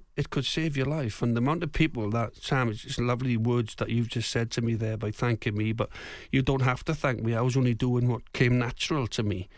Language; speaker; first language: English; native; English